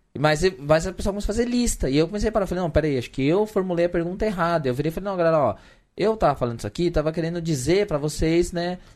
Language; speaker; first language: Portuguese; native; Portuguese